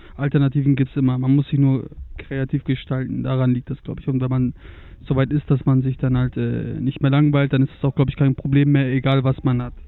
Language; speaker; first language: German; early bilingual, other home language; Turkish